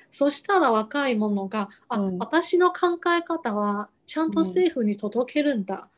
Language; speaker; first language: Japanese; non-native, fluent; Chinese